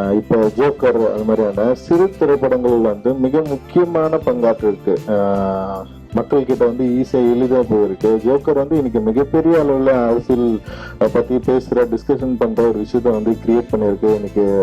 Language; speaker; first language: Tamil; native; Tamil